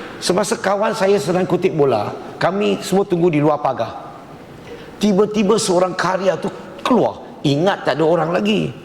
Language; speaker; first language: Malay; non-native, local second language; Chinese